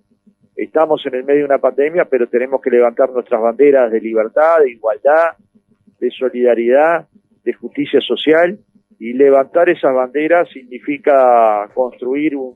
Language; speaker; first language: Spanish; native; Spanish